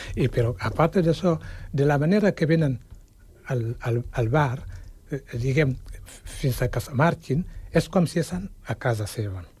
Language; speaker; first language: Catalan; non-native, fluent; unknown